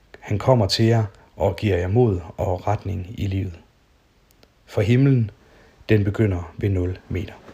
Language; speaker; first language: Danish; native; Danish